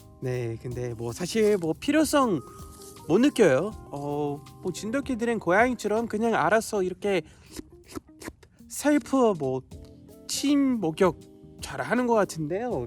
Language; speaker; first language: Korean; non-native, fluent; English